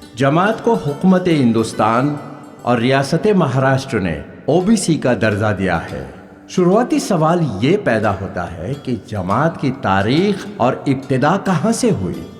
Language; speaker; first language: Urdu; native; Urdu